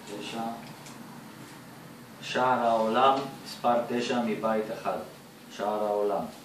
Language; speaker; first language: Hebrew; native; Hebrew